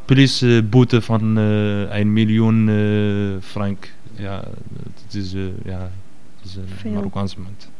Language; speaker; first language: Dutch; non-native, fluent; Arabic